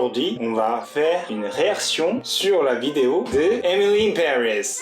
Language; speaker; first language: French; non-native, fluent; Korean